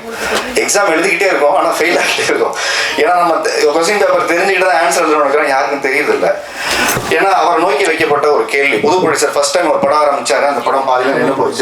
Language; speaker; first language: Tamil; native; Tamil